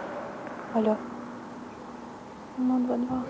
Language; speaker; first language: Russian; native; Russian